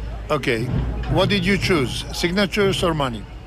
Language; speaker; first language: English; non-native, fluent; Croatian